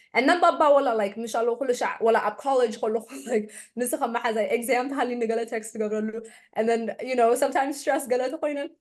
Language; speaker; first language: Tigrinya; early bilingual, heritage; Tigrinya